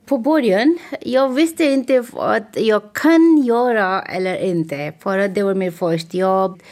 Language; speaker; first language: Swedish; non-native, learner; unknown